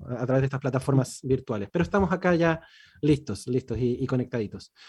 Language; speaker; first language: Spanish; native; Spanish